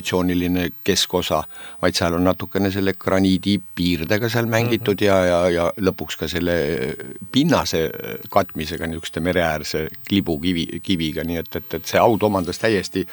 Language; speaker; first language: Estonian; native; Estonian